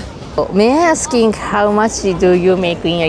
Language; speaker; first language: English; non-native, learner; Japanese